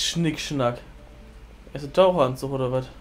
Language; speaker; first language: German; native; German